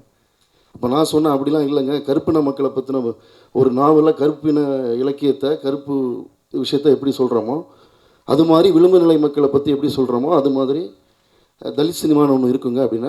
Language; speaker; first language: Tamil; native; Tamil